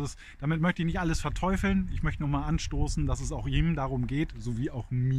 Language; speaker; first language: German; native; German